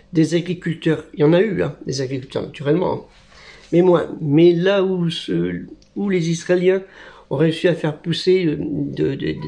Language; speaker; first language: French; native; French